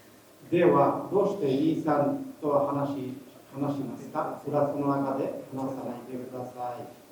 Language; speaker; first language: Japanese; non-native, learner; Bangla